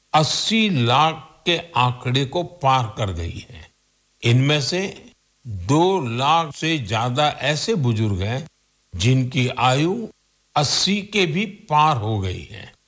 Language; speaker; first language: Hindi; non-native, local second language; Gujarati